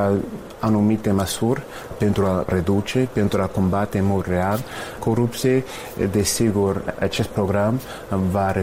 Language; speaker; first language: Romanian; non-native, fluent; English